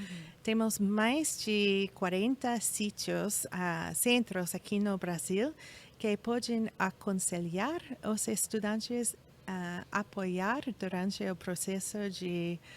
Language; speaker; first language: Portuguese; non-native, fluent; English